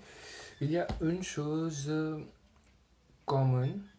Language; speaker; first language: French; non-native, learner; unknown